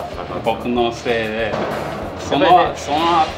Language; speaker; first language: Japanese; non-native, fluent; English